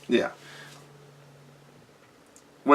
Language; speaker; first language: English; native; English